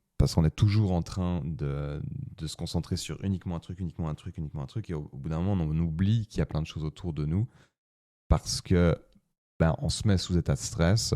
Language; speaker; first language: French; native; French